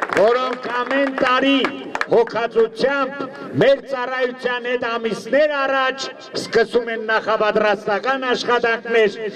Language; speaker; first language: Armenian; native; Armenian